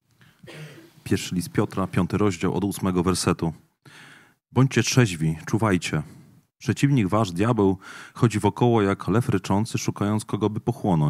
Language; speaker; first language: Polish; native; Polish